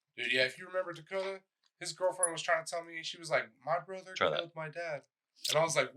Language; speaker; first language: English; native; English